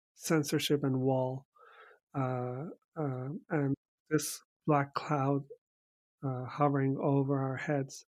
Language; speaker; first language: English; early bilingual, other home language; Persian